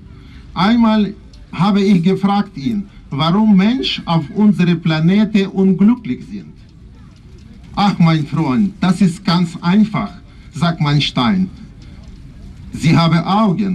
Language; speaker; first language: German; non-native, learner; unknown